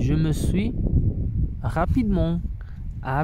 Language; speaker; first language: French; non-native, learner; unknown